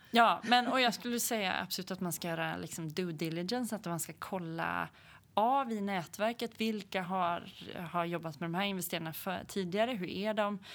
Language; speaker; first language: Swedish; native; Swedish